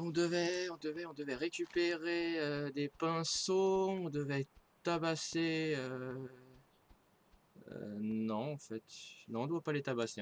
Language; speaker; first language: French; native; French